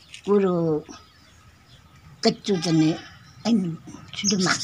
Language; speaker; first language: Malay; non-native, local second language; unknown